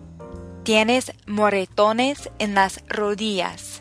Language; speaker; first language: Spanish; non-native, fluent; English